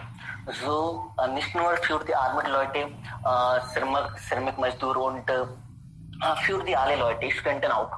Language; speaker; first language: German; non-native, learner; Hindi